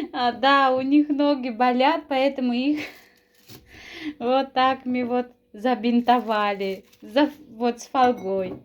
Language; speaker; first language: Russian; non-native, fluent; Tajik